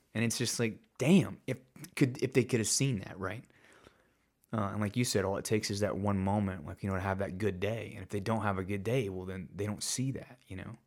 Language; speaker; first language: English; native; English